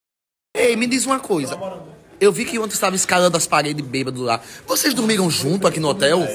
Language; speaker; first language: Portuguese; native; Portuguese